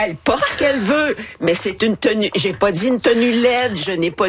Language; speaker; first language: French; native; French